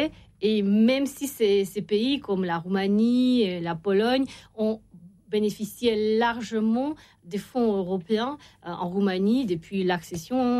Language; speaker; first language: French; non-native, fluent; Romanian